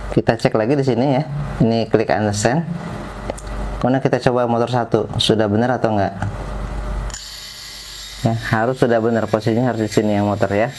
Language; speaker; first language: Indonesian; native; Indonesian